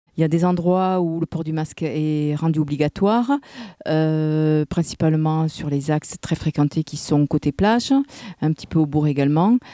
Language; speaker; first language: French; native; French